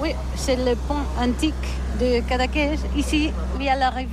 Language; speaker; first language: French; non-native, learner; Catalan